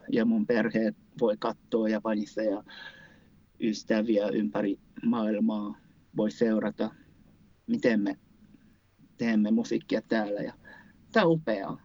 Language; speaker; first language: Finnish; non-native, fluent; Japanese